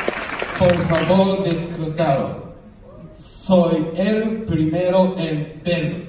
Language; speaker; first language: Spanish; non-native, learner; Japanese